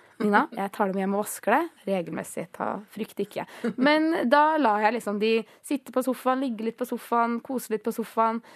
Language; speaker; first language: Norwegian; early bilingual, other home language; Greek